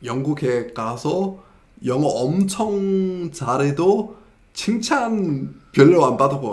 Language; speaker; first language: Korean; non-native, fluent; English